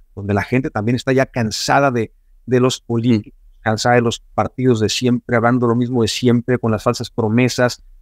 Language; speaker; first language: Spanish; native; Spanish